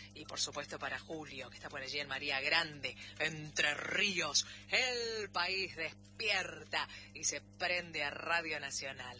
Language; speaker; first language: Spanish; native; Spanish